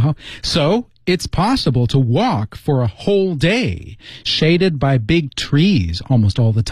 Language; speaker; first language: English; native; English